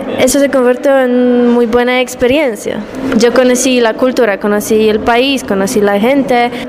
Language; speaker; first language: Spanish; non-native, learner; Polish